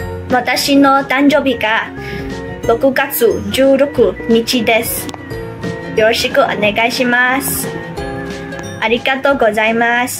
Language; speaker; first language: Japanese; non-native, learner; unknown